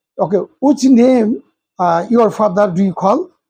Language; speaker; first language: English; non-native, local second language; Bangla